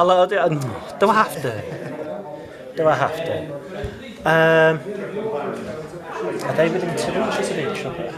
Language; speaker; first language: English; native; English